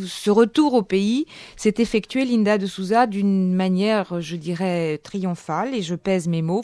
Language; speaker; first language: French; native; French